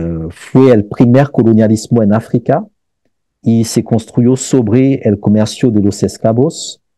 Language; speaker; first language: Spanish; non-native, fluent; French